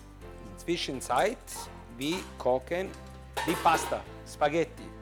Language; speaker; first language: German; non-native, learner; Italian